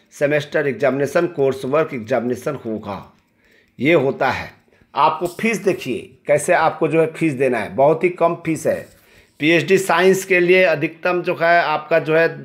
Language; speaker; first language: Hindi; native; Hindi